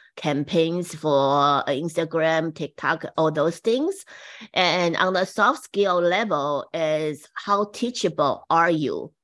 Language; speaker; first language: English; non-native, fluent; Chinese